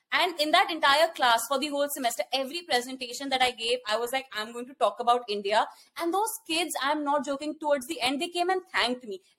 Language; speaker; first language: English; non-native, local second language; Hindi